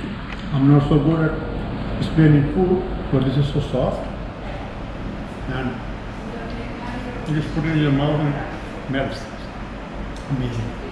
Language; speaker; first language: English; non-native, local second language; Urdu